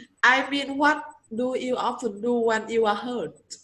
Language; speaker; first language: English; non-native, learner; Vietnamese